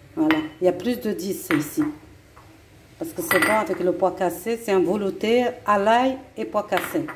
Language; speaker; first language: French; non-native, local second language; Arabic